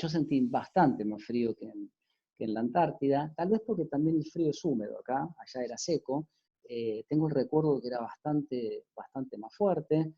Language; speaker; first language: Spanish; native; Spanish